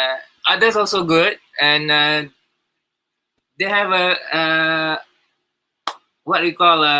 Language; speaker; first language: English; non-native, learner; Malay